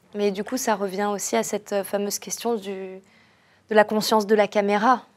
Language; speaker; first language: French; native; French